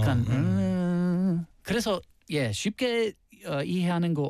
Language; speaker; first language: Korean; non-native, learner; English